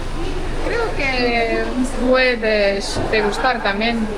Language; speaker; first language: Spanish; non-native, fluent; Estonian